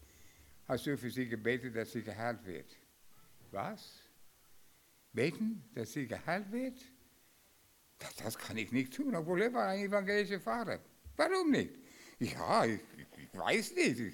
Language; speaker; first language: German; non-native, fluent; English